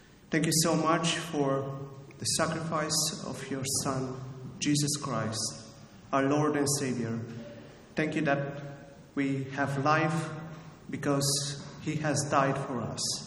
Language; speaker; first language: English; non-native, fluent; Romanian